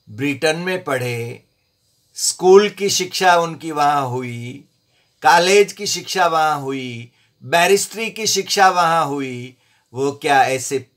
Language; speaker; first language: Hindi; non-native, local second language; Gujarati